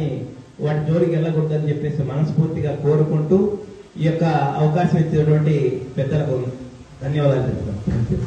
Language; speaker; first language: Telugu; native; Telugu